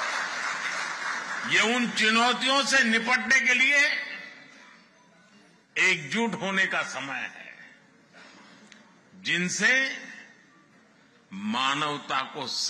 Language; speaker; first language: Hindi; non-native, local second language; Gujarati